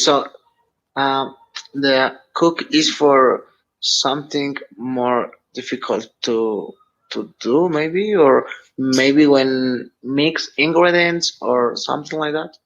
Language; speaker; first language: English; non-native, learner; Spanish